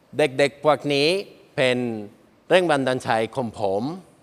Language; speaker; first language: Thai; non-native, learner; Spanish